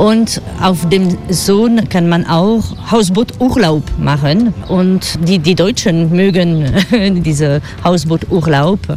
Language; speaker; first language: German; non-native, fluent; French